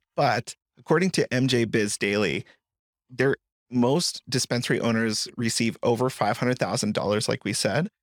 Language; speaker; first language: English; native; English